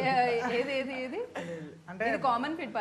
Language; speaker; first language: Telugu; native; Telugu